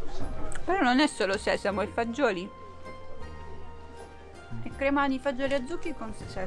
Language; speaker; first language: Italian; native; Italian